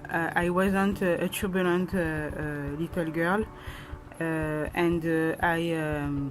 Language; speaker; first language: English; non-native, learner; French